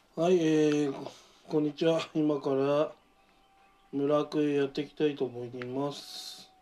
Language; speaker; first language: Japanese; native; Japanese